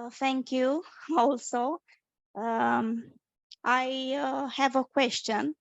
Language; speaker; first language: English; non-native, fluent; Romanian